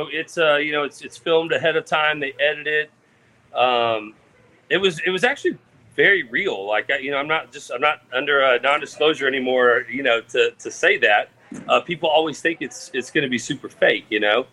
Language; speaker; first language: English; native; English